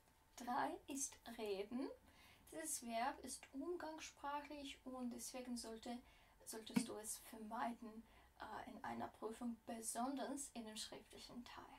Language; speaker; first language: German; non-native, fluent; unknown